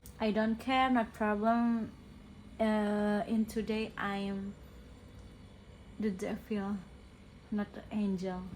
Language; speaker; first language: English; non-native, learner; Indonesian